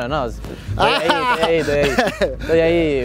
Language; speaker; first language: Spanish; native; Spanish